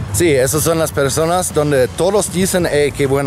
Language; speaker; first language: Spanish; non-native, fluent; German